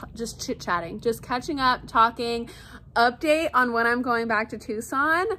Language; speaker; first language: English; native; English